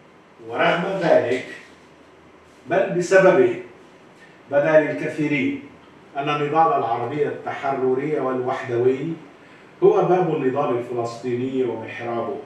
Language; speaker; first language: Arabic; native; Arabic